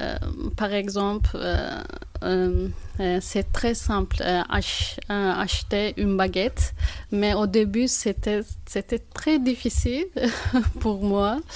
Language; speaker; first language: French; non-native, learner; Turkish